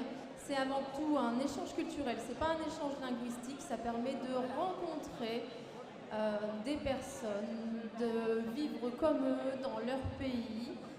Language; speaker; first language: French; native; French